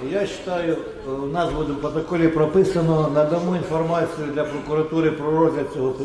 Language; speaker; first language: Ukrainian; non-native, local second language; Russian